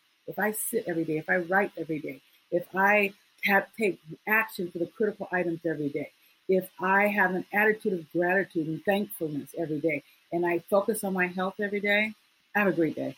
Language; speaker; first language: English; native; English